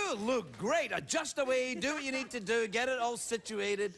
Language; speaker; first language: English; native; English